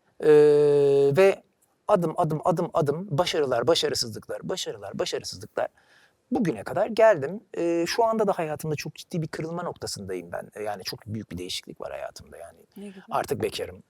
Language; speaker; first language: Turkish; native; Turkish